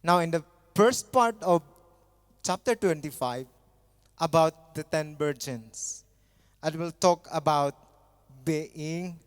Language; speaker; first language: English; non-native, local second language; Filipino